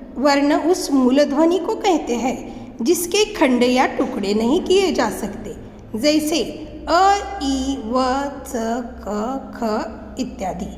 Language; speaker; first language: Hindi; non-native, local second language; Marathi